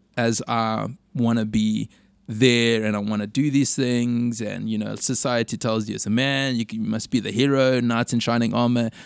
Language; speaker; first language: English; native; English